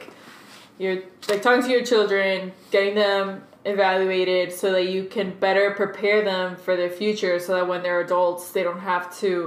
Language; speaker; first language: English; early bilingual, other home language; Spanish